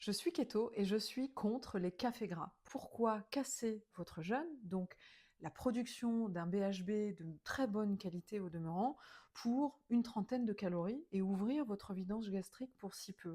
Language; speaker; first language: French; native; French